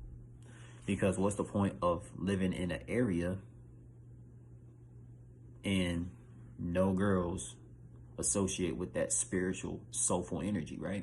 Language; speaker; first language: English; native; English